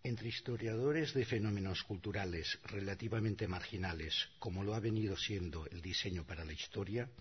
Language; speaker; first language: Spanish; non-native, local second language; Catalan